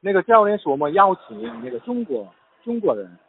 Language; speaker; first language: Chinese; non-native, learner; Korean